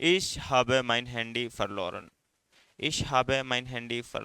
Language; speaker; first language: German; non-native, fluent; Hindi